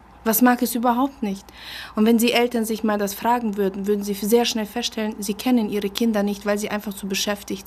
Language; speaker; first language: German; early bilingual, other home language; Russian